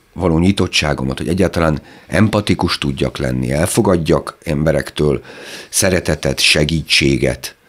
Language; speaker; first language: Hungarian; native; Hungarian